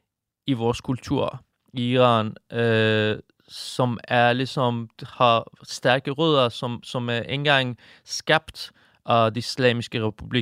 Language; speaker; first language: Danish; non-native, fluent; Persian